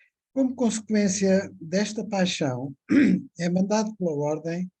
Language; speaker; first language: Portuguese; native; Portuguese